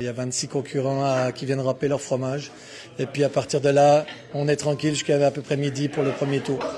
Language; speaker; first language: French; native; French